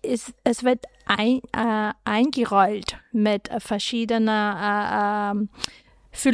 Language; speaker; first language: German; non-native, fluent; Chinese